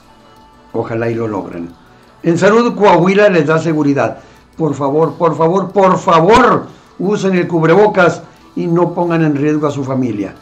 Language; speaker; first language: Spanish; native; Spanish